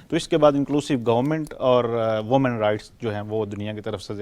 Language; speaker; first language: Urdu; native; Urdu